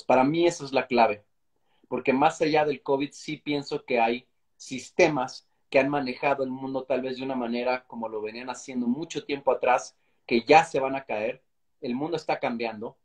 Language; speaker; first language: Spanish; native; Spanish